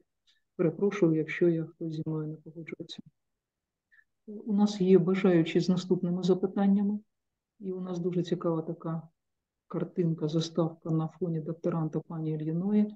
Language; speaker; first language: Ukrainian; native; Ukrainian